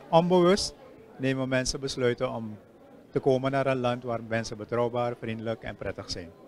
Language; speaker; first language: Dutch; native; Dutch